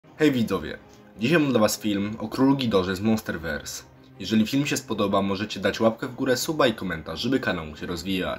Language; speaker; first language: Polish; native; Polish